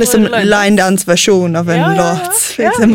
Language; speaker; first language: Norwegian; non-native, fluent; English